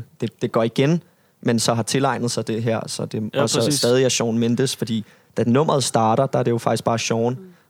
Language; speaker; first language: Danish; native; Danish